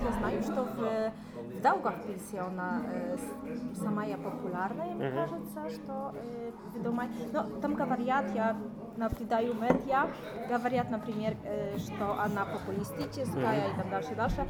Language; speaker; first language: Russian; non-native, learner; Polish